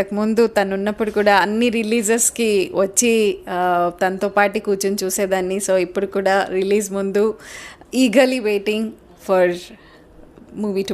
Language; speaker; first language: Telugu; native; Telugu